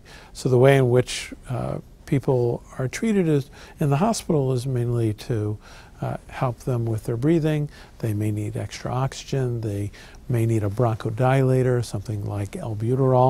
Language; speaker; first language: English; native; English